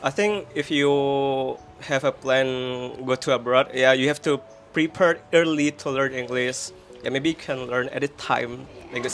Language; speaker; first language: English; non-native, learner; Indonesian